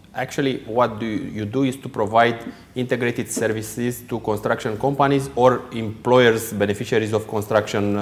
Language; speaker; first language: English; non-native, fluent; Romanian